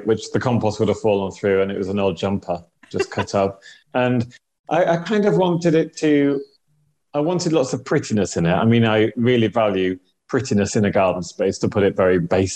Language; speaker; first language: English; native; English